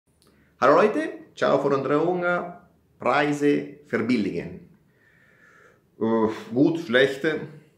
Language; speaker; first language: German; non-native, fluent; Italian